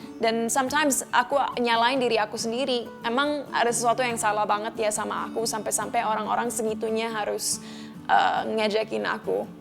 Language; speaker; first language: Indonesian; early bilingual, other home language; English